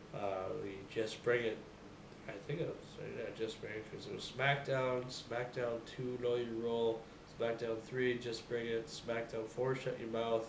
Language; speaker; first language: English; native; English